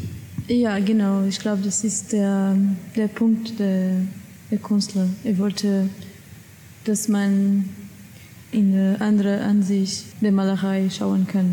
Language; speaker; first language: German; non-native, learner; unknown